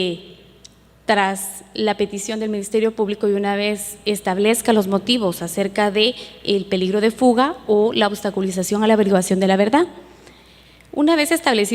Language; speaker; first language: Spanish; native; Spanish